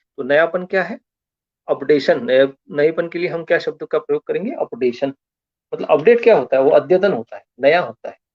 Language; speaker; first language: Hindi; non-native, local second language; Marathi